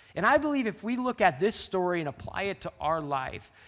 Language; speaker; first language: English; native; English